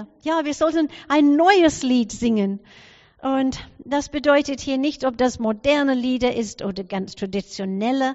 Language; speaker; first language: German; non-native, fluent; English